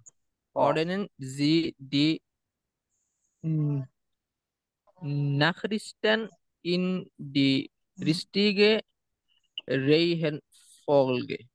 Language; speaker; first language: German; non-native, learner; Bangla